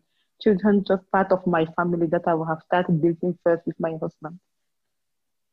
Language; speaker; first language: English; non-native, local second language; French